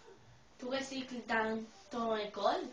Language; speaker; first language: French; non-native, learner; Spanish